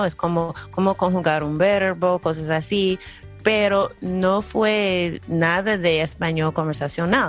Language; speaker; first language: Spanish; non-native, fluent; English